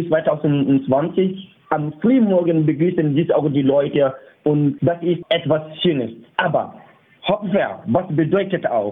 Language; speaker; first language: German; non-native, fluent; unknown